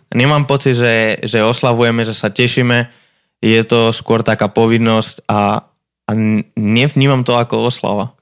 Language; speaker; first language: Slovak; non-native, fluent; Spanish